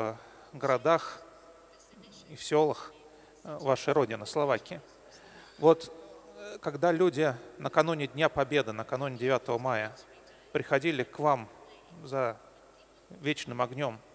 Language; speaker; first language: Russian; native; Russian